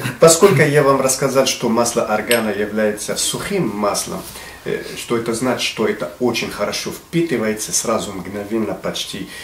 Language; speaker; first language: Russian; non-native, fluent; Arabic